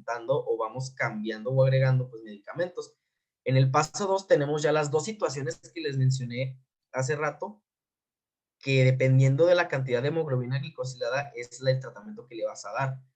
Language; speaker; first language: Spanish; native; Spanish